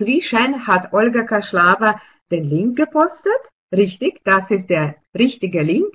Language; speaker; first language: German; non-native, fluent; Russian